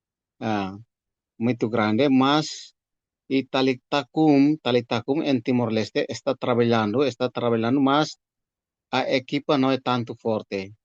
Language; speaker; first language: Portuguese; non-native, fluent; Tetum